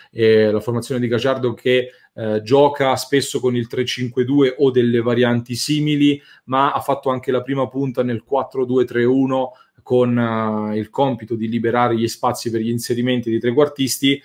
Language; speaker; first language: Italian; native; Italian